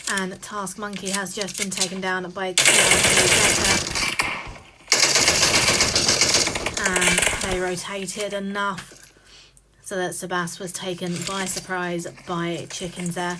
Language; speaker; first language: English; native; English